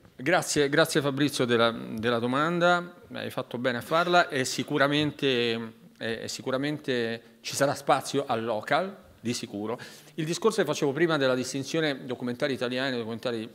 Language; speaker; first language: Italian; native; Italian